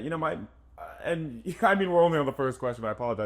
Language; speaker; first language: English; native; English